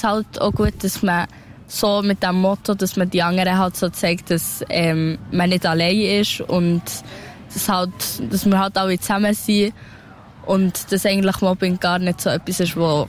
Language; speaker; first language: German; early bilingual, other home language; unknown